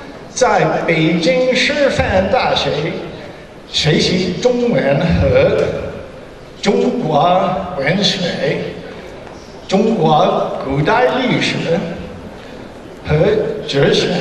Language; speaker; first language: Chinese; non-native, learner; English